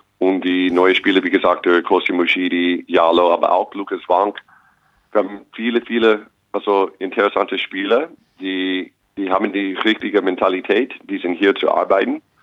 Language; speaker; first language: German; non-native, fluent; English